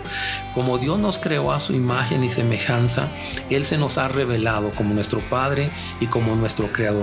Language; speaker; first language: Spanish; native; Spanish